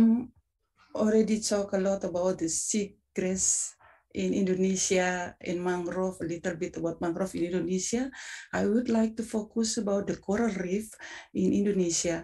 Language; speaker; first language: English; non-native, fluent; Indonesian